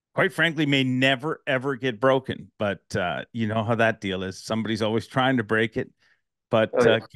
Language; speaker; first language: English; native; English